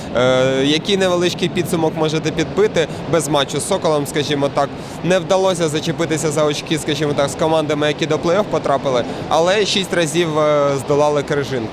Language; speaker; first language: Ukrainian; native; Ukrainian